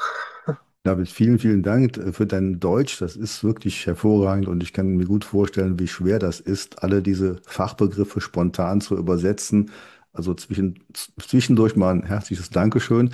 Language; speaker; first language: German; native; German